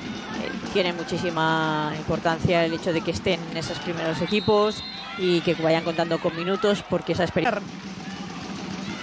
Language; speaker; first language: Spanish; native; Spanish